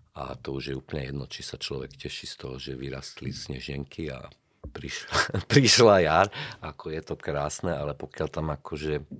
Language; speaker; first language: Slovak; native; Slovak